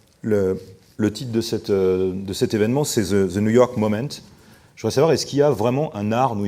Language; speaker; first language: French; native; French